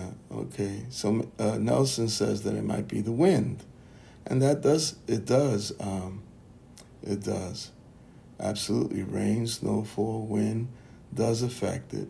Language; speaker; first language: English; native; English